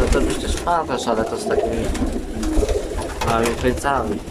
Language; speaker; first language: Polish; native; Polish